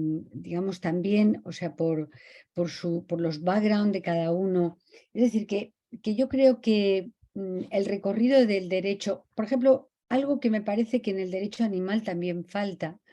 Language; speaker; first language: Spanish; native; Spanish